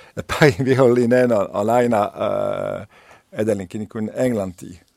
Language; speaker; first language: Finnish; non-native, learner; French